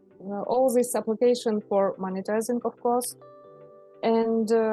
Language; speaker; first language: English; non-native, learner; Russian